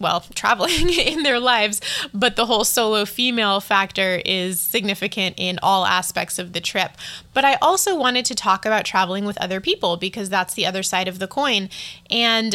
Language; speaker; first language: English; native; English